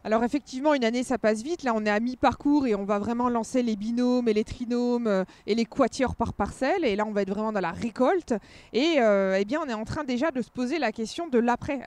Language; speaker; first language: French; native; French